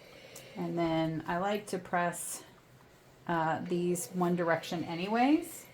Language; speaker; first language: English; native; English